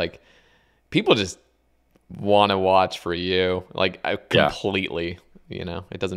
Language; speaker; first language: English; native; English